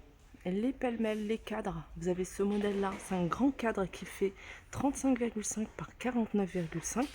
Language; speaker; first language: French; native; French